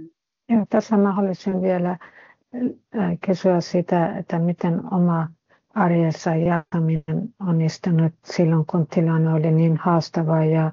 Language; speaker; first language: Finnish; non-native, fluent; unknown